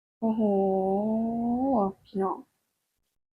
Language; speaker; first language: Thai; non-native, local second language; Lao